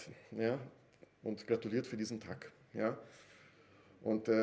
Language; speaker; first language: German; non-native, fluent; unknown